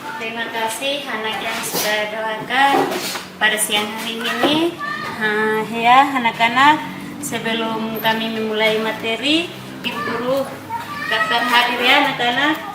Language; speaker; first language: Indonesian; non-native, local second language; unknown